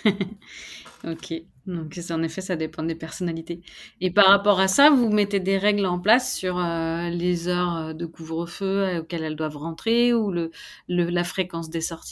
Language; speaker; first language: French; native; French